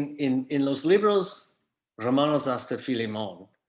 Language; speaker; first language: Spanish; non-native, fluent; English